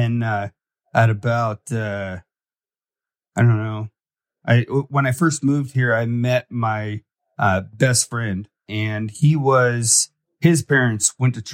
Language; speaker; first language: English; native; English